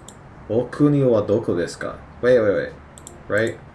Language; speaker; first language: Japanese; non-native, learner; English